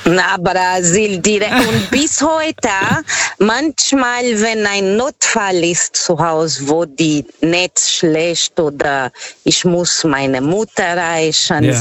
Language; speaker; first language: German; non-native, learner; Portuguese